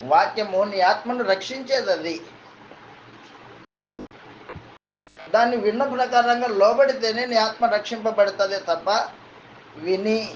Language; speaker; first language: Telugu; native; Telugu